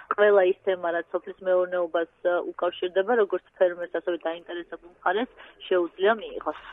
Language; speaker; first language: Georgian; native; Georgian